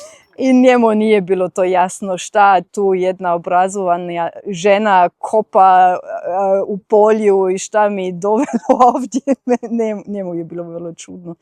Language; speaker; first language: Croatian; non-native, fluent; German